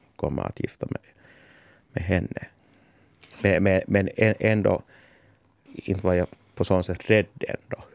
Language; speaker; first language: Swedish; native; Swedish